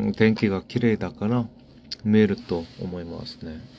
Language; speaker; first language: Japanese; non-native, learner; Korean